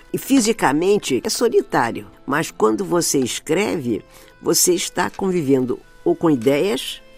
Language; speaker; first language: Portuguese; native; Portuguese